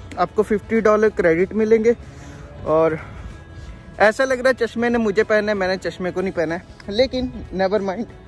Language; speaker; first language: Hindi; native; Hindi